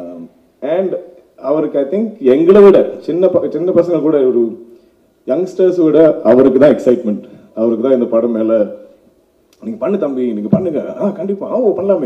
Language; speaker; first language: Tamil; non-native, local second language; Malayalam